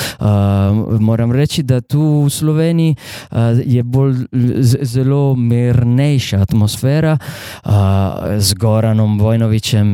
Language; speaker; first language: Slovenian; non-native, fluent; Italian